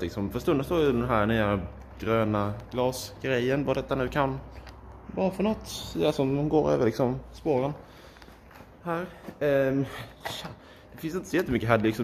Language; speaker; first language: Swedish; native; Swedish